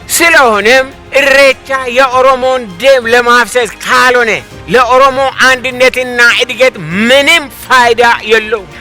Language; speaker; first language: Amharic; non-native, local second language; Oromo